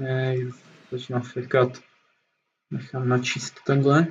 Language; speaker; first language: Czech; native; Czech